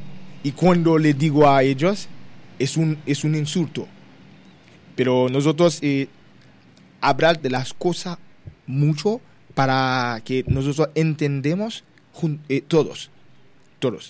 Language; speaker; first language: Spanish; non-native, learner; Haitian Creole